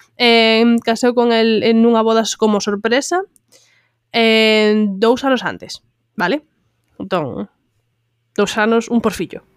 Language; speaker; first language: Galician; non-native, local second language; Spanish